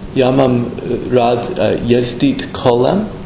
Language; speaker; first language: Czech; non-native, learner; English